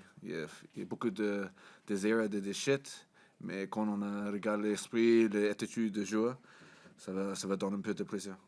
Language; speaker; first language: French; non-native, fluent; English